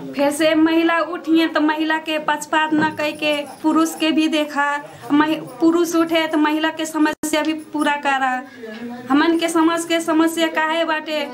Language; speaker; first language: Bhojpuri; native; Bhojpuri